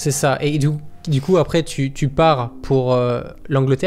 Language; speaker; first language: French; native; French